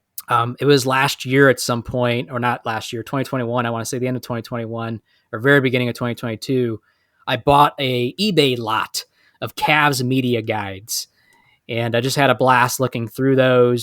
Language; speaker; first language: English; native; English